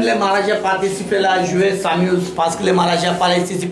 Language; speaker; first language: French; non-native, learner; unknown